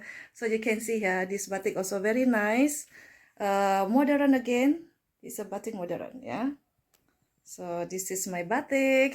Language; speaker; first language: English; non-native, learner; Indonesian